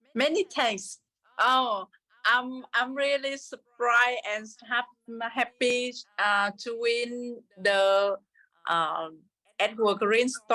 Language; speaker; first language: English; non-native, learner; Vietnamese